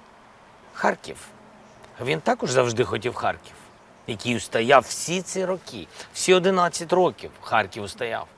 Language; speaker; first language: Ukrainian; non-native, local second language; Russian